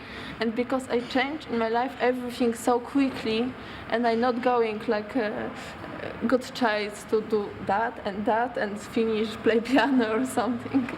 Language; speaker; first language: English; non-native, learner; Polish